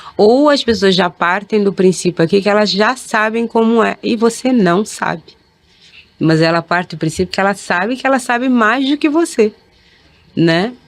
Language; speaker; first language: Portuguese; early bilingual, other home language; Kabuverdianu